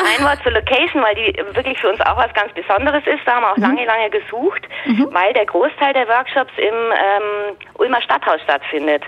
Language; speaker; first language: German; native; German